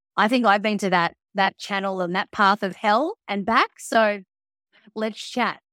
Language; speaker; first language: English; early bilingual, other home language; Filipino